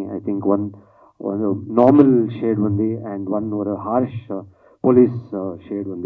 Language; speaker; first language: Telugu; non-native, learner; Kannada